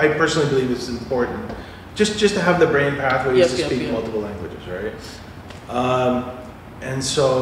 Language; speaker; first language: English; native; English